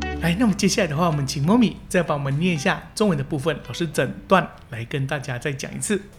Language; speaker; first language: Chinese; early bilingual, heritage; Chinese